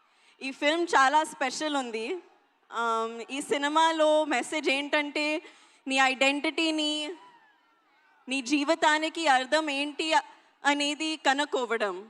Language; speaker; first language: Telugu; non-native, learner; Hindi